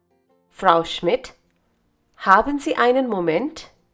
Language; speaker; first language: German; non-native, fluent; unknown